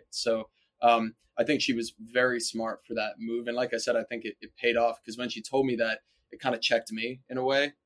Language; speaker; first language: English; native; English